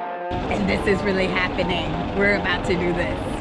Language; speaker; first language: English; native; English